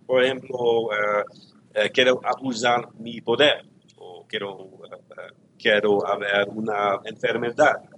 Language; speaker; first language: Spanish; non-native, learner; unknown